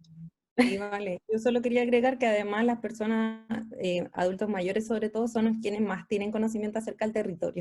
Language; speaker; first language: Spanish; native; Spanish